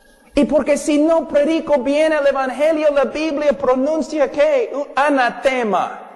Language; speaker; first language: Spanish; non-native, fluent; English